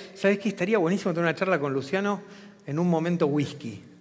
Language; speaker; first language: Spanish; native; Spanish